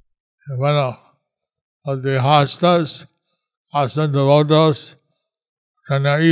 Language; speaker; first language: Spanish; non-native, learner; English